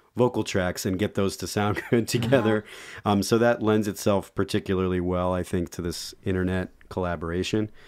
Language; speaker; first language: English; native; English